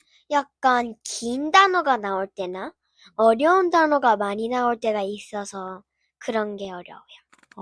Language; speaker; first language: Korean; early bilingual, heritage; Korean